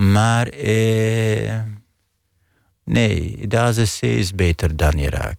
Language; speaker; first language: Dutch; non-native, fluent; Arabic